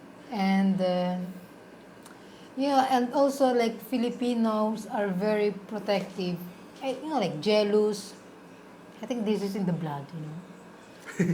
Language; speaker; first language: English; non-native, local second language; Cebuano